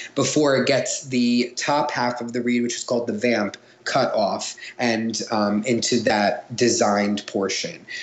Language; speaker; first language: English; native; English